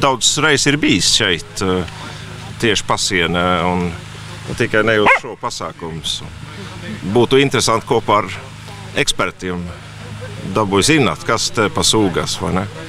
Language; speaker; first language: Latvian; non-native, learner; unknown